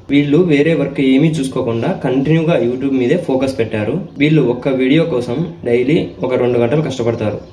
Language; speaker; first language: Telugu; native; Telugu